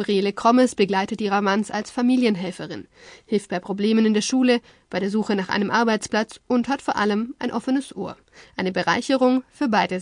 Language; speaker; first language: German; native; German